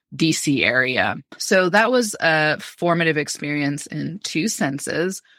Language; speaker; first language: English; early bilingual, other home language; Amharic